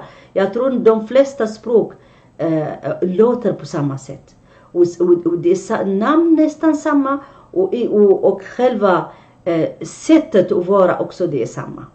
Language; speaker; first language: Swedish; non-native, fluent; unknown